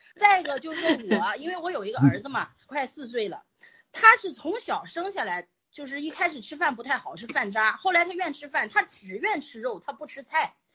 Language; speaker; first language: Chinese; native; Chinese